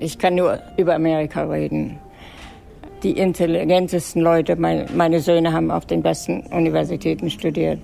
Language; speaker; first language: German; native; German